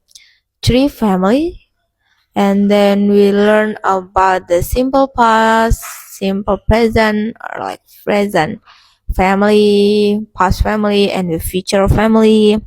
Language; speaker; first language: English; non-native, learner; Indonesian